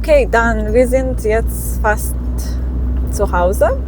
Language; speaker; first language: German; non-native, learner; Persian